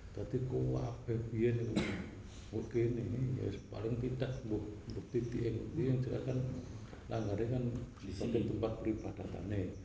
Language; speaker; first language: Indonesian; non-native, local second language; Javanese